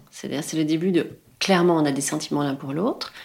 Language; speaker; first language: French; native; French